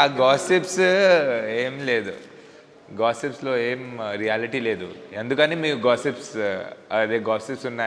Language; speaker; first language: Telugu; non-native, local second language; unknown